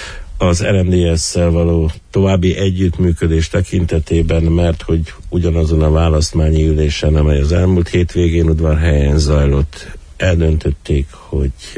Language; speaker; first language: Hungarian; native; Hungarian